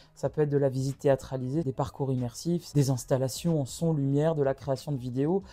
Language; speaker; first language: French; native; French